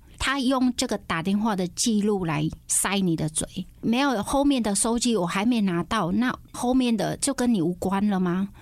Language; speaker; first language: Chinese; non-native, fluent; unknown